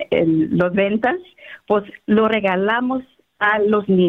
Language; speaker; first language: Spanish; early bilingual, heritage; Spanish